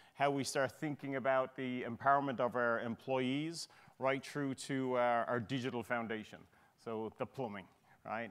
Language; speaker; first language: English; native; English